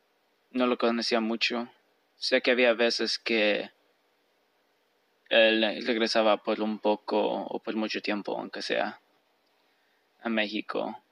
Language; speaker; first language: Spanish; early bilingual, heritage; Spanish